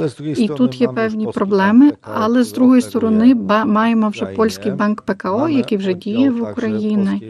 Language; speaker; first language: Ukrainian; non-native, fluent; Polish